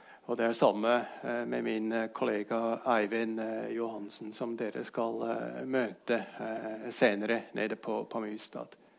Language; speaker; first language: Norwegian; non-native, fluent; German